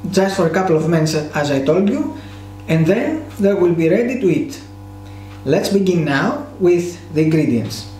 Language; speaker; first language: English; non-native, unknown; Greek